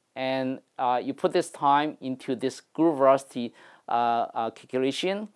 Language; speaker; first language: English; non-native, fluent; Chinese